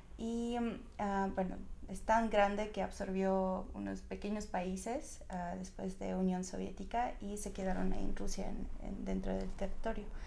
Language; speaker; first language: Spanish; non-native, fluent; Russian